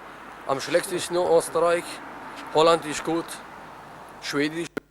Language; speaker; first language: German; non-native, learner; Romany